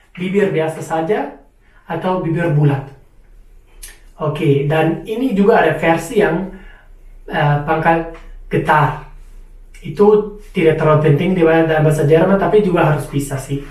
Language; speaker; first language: Indonesian; non-native, fluent; German